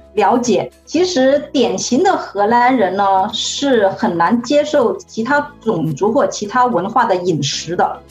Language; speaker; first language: Chinese; native; Chinese